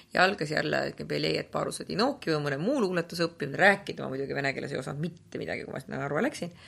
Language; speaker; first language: Estonian; native; Estonian